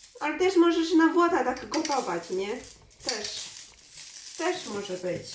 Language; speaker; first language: Polish; non-native, learner; Chinese